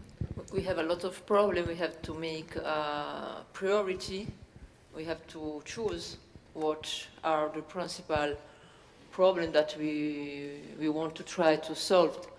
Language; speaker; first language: English; non-native, learner; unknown